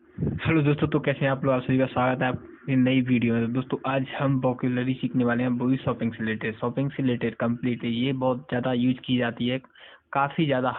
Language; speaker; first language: Hindi; native; Hindi